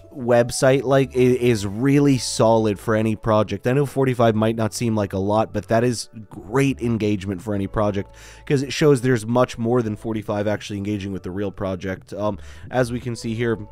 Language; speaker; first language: English; native; English